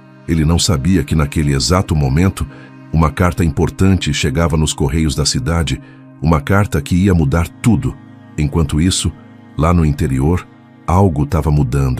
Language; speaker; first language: Portuguese; native; Portuguese